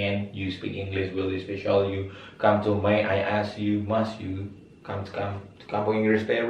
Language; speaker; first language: English; non-native, learner; Indonesian